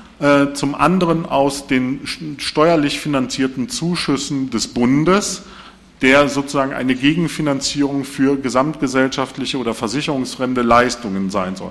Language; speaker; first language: German; native; German